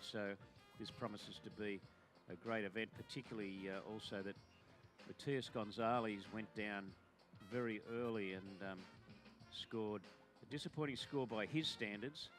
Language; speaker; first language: English; native; English